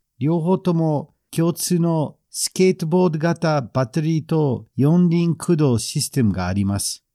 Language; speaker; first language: Japanese; non-native, fluent; English